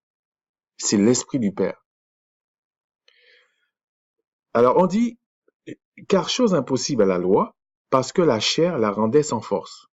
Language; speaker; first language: French; native; French